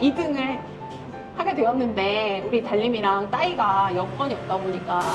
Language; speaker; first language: Korean; native; Korean